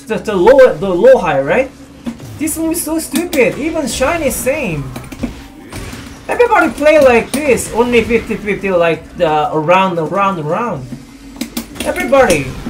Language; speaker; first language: English; non-native, learner; Korean